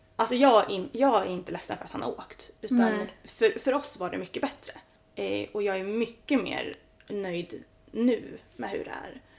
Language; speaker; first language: Swedish; early bilingual, other home language; Spanish